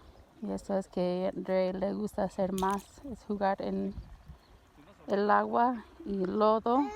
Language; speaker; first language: Spanish; non-native, learner; English